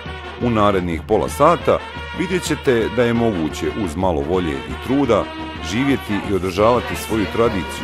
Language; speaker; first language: Bosnian; native; Bosnian